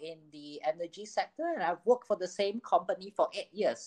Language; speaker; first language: English; non-native, local second language; Chinese